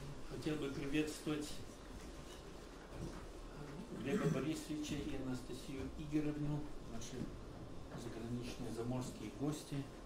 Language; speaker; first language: Russian; early bilingual, heritage; Russian